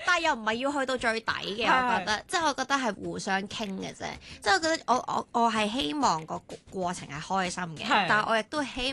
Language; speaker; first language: Cantonese; native; Cantonese